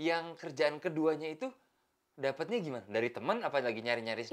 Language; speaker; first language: Indonesian; native; Indonesian